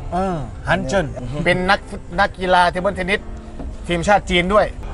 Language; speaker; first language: Thai; native; Thai